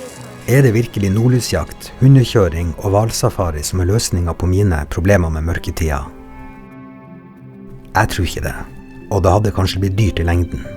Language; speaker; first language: Norwegian; native; Norwegian